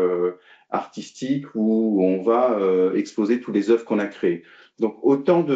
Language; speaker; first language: French; native; French